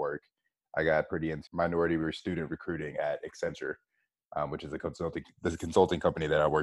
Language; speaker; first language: English; native; English